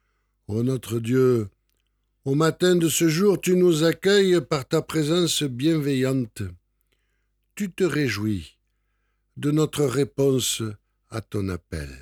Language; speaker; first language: French; native; French